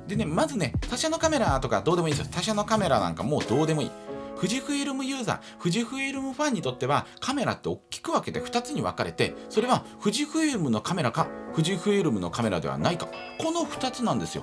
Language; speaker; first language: Japanese; native; Japanese